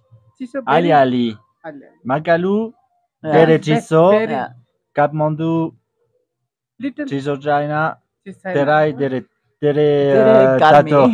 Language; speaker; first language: Nepali; non-native, learner; French